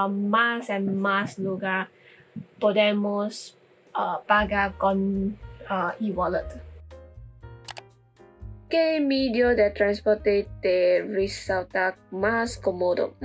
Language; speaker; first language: Spanish; non-native, learner; Malay